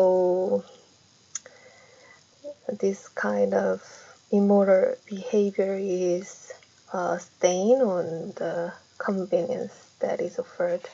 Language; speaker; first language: English; non-native, fluent; Korean